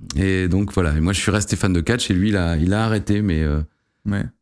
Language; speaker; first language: French; native; French